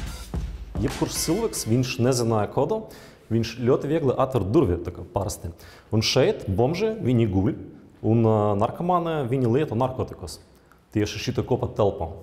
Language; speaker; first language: Latvian; non-native, local second language; Russian